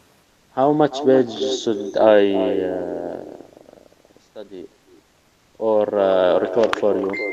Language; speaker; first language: English; non-native, fluent; Arabic